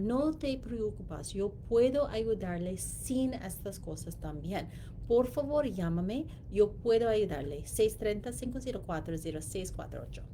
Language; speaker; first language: Spanish; non-native, learner; English